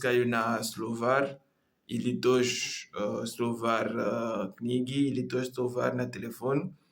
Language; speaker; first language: Russian; non-native, learner; Comorian